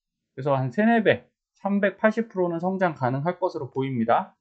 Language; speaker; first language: Korean; native; Korean